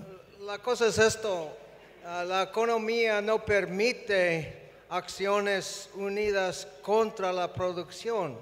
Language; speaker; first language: Spanish; non-native, fluent; English